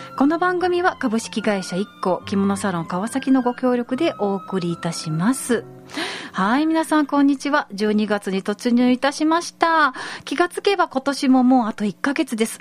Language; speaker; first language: Japanese; native; Japanese